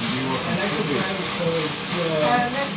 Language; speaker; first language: English; non-native, learner; Romanian